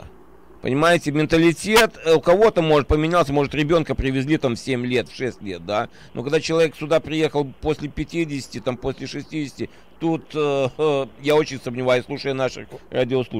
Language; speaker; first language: Russian; native; Russian